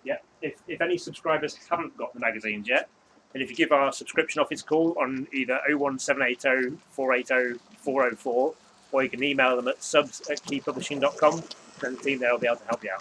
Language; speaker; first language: English; native; English